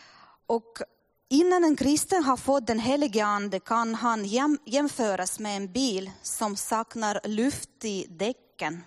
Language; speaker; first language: Swedish; non-native, fluent; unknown